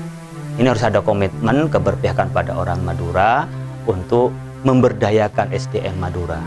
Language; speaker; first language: Indonesian; non-native, local second language; Madurese